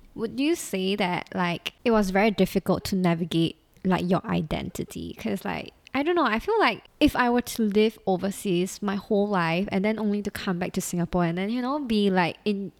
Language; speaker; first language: English; native; English